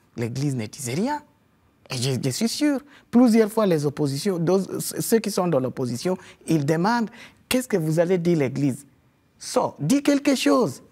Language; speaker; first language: French; non-native, fluent; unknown